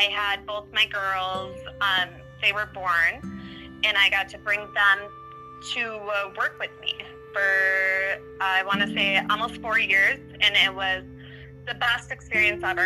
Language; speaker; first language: English; native; English